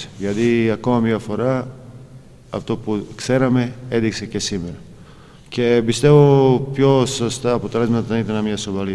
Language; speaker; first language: Greek; non-native, fluent; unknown